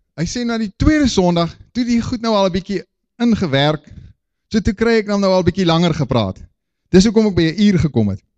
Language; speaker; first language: Afrikaans; native; Afrikaans